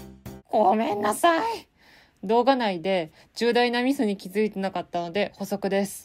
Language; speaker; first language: Japanese; native; Japanese